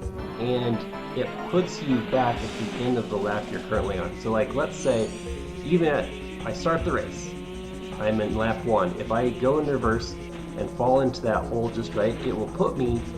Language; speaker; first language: English; native; English